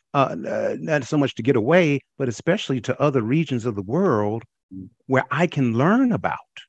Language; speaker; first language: English; native; English